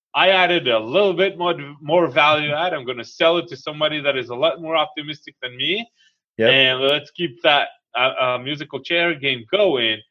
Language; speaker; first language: English; non-native, fluent; Hebrew